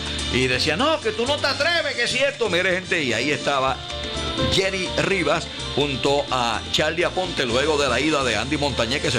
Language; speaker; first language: Spanish; native; Spanish